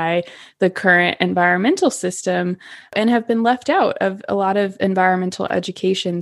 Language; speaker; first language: English; native; English